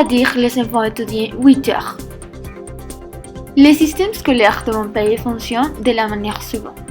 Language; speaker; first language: French; non-native, learner; Spanish